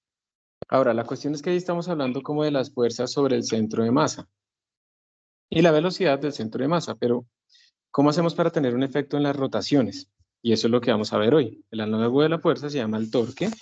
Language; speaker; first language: Spanish; native; Spanish